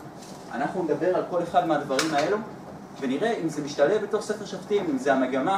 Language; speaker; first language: Hebrew; native; Hebrew